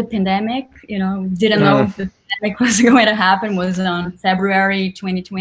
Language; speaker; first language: English; non-native, fluent; Portuguese